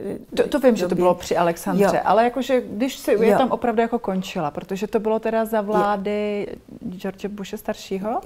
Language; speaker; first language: Czech; native; Czech